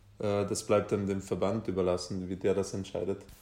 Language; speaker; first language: German; native; German